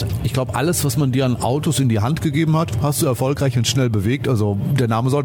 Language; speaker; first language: German; native; German